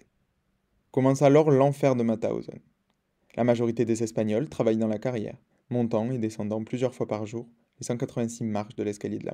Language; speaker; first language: French; native; French